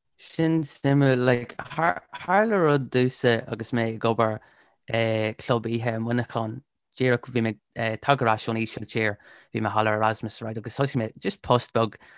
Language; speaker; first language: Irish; non-native, local second language; English